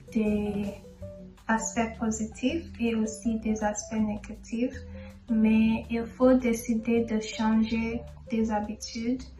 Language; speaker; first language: French; non-native, learner; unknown